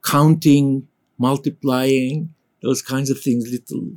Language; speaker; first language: English; non-native, fluent; Turkish